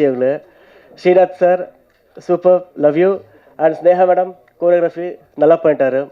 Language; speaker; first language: Tamil; non-native, learner; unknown